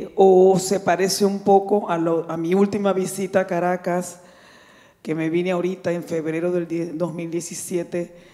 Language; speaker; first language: Spanish; native; Spanish